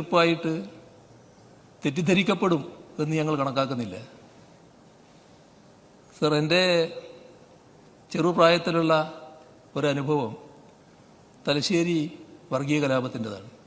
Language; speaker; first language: Malayalam; native; Malayalam